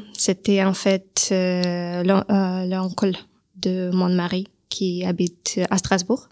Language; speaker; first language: French; non-native, learner; Russian